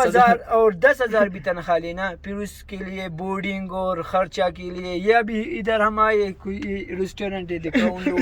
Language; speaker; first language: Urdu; non-native, local second language; Pashto